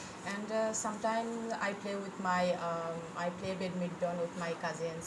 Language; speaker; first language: English; non-native, fluent; Bangla